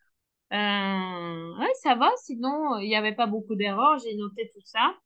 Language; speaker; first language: French; non-native, fluent; Turkish